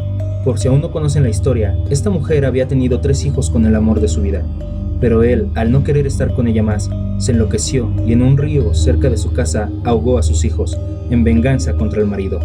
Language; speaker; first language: Spanish; native; Spanish